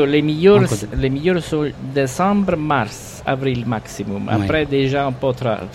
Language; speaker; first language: French; non-native, learner; Italian